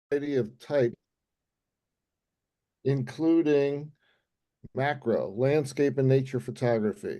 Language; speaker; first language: English; native; English